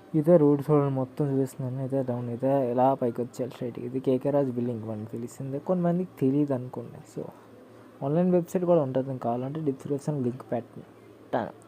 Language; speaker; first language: Telugu; non-native, local second language; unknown